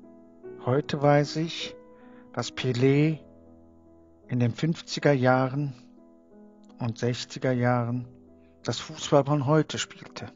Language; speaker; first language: German; early bilingual, other home language; Turkish